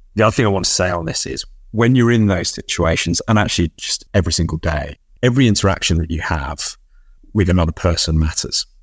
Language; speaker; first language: English; native; English